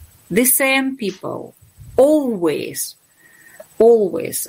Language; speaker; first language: English; non-native, fluent; Russian